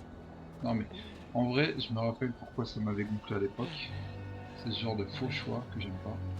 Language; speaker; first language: French; native; French